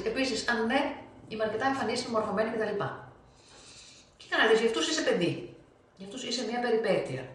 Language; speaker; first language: Greek; native; Greek